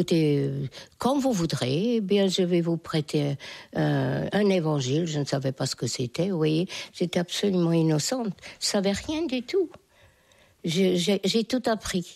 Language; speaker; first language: French; non-native, fluent; Hungarian